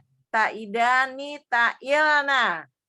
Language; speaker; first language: Arabic; non-native, learner; Indonesian